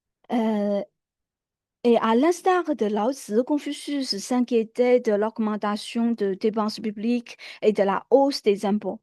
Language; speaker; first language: French; non-native, fluent; Chinese